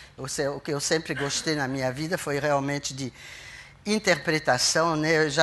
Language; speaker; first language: Portuguese; non-native, fluent; French